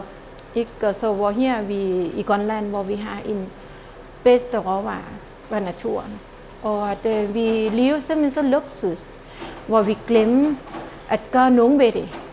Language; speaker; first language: Danish; non-native, fluent; Thai